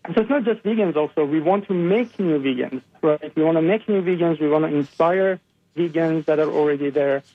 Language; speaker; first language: English; non-native, fluent; Persian